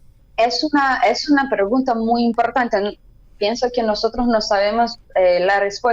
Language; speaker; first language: Spanish; non-native, fluent; Portuguese